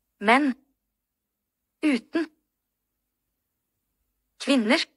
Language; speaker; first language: Norwegian; non-native, learner; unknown